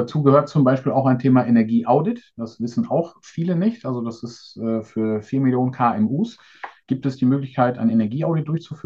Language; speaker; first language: German; native; German